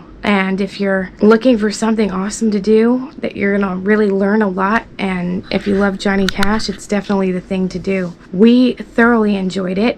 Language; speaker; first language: English; native; English